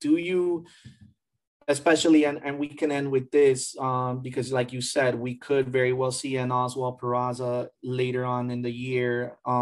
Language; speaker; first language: English; early bilingual, other home language; Spanish